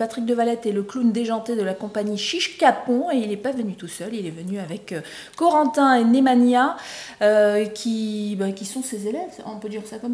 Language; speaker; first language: French; native; French